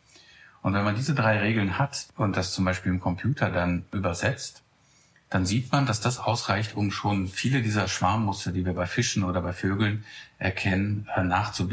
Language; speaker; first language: German; native; German